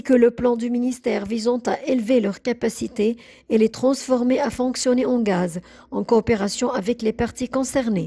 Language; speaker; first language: French; non-native, fluent; Arabic